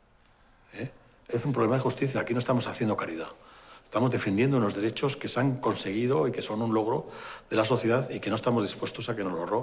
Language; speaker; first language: Spanish; native; Spanish